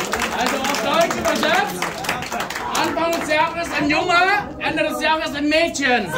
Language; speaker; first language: German; non-native, fluent; Vietnamese